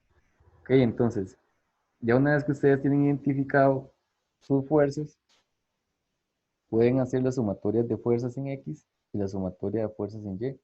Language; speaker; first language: Spanish; native; Spanish